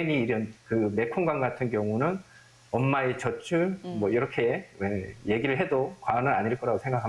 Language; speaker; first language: Korean; native; Korean